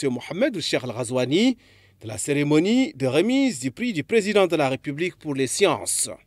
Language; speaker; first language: French; non-native, local second language; Arabic